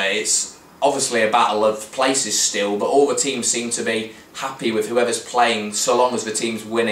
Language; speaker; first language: English; native; English